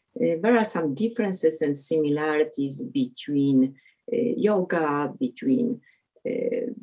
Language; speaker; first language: English; non-native, fluent; Polish